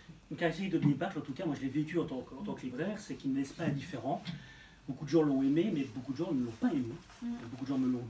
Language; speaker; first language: French; native; French